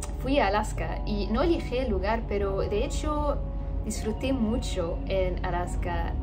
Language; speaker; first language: Spanish; non-native, learner; Arabic